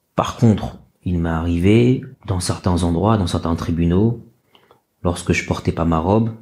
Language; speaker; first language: French; native; French